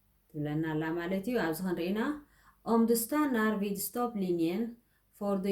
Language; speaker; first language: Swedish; non-native, learner; Tigrinya